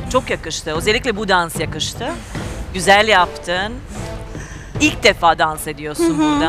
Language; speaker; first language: Turkish; non-native, fluent; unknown